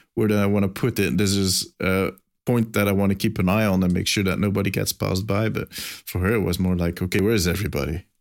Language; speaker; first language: English; non-native, fluent; Dutch